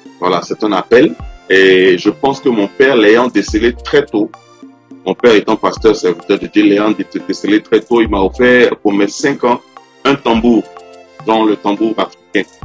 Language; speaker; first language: French; non-native, local second language; Yoruba